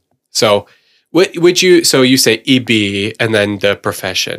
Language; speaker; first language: English; native; English